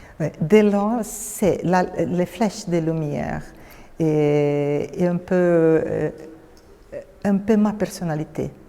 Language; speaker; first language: French; non-native, fluent; Portuguese